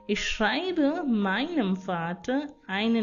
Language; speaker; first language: German; non-native, fluent; Hindi